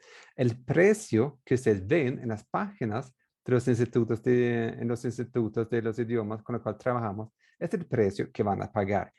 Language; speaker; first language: Spanish; non-native, fluent; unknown